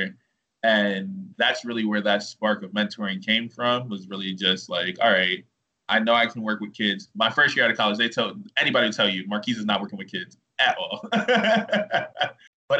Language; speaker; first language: English; native; English